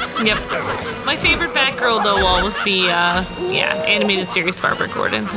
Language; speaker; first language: English; native; English